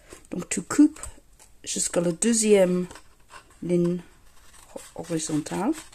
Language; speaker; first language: French; non-native, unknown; English